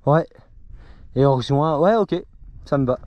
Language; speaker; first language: French; native; French